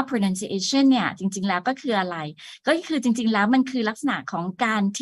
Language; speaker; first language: Thai; native; Thai